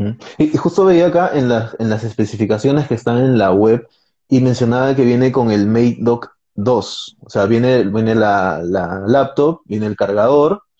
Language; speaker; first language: Spanish; native; Spanish